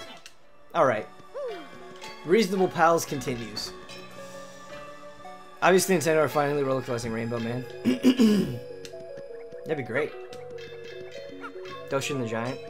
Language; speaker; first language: English; native; English